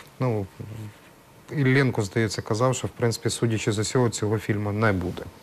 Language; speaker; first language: Ukrainian; native; Ukrainian